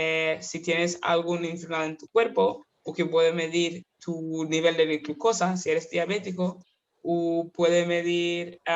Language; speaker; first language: Spanish; non-native, fluent; Kinyarwanda